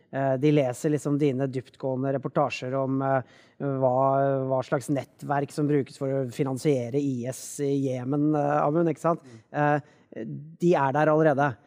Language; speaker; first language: Norwegian; native; Norwegian